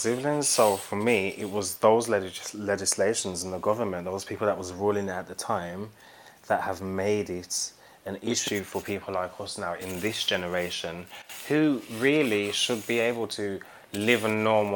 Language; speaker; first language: English; native; English